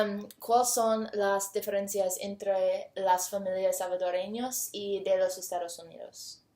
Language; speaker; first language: Spanish; non-native, learner; English